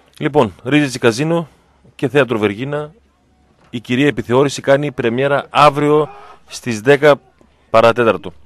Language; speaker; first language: Greek; native; Greek